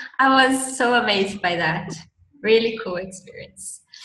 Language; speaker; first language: English; non-native, fluent; Portuguese